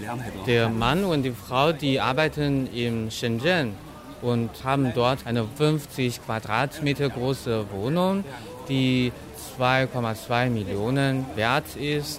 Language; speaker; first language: German; non-native, fluent; Chinese